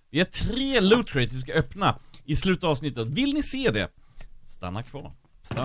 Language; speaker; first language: Swedish; native; Swedish